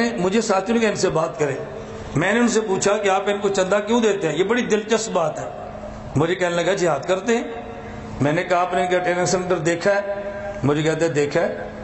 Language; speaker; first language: Urdu; non-native, local second language; Punjabi